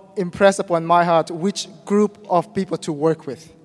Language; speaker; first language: English; non-native, fluent; Burmese